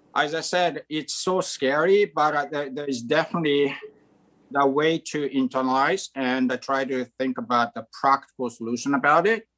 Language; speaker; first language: English; non-native, fluent; Croatian